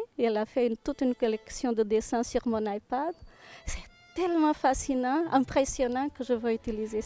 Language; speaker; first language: French; non-native, fluent; Portuguese